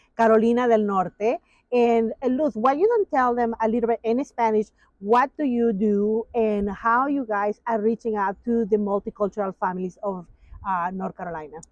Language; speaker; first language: English; non-native, fluent; Spanish